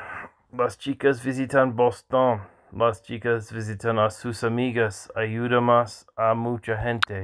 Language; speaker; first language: Spanish; non-native, learner; English